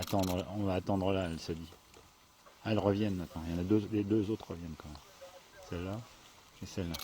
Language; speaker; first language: French; native; French